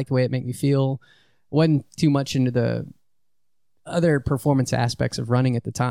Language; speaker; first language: English; native; English